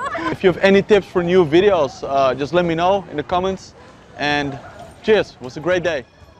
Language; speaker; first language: English; non-native, fluent; Dutch